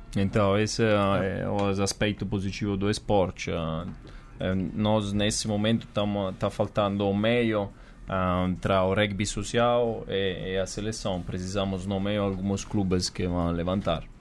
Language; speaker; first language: Portuguese; non-native, fluent; Italian